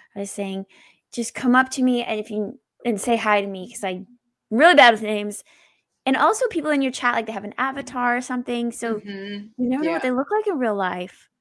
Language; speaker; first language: English; native; English